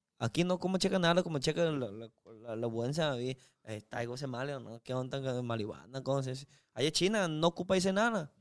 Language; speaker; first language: Spanish; non-native, learner; Chinese